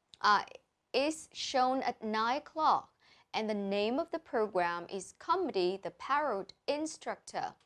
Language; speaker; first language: English; non-native, fluent; Vietnamese